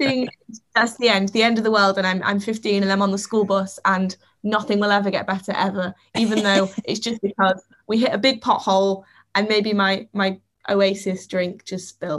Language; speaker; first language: English; native; English